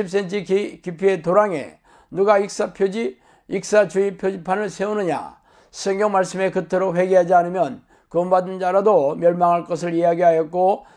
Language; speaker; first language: Korean; native; Korean